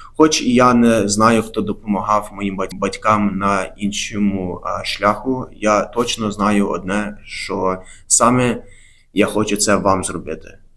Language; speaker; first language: Ukrainian; early bilingual, heritage; Ukrainian